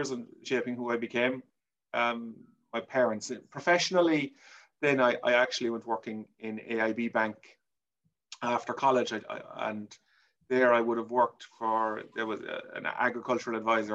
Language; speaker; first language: English; native; English